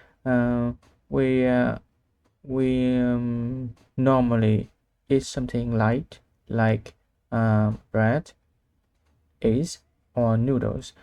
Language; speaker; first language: English; non-native, learner; Vietnamese